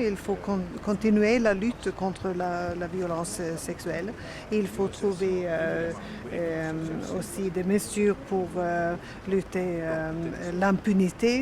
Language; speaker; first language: French; non-native, learner; Swedish